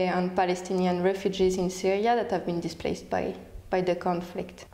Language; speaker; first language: English; non-native, fluent; French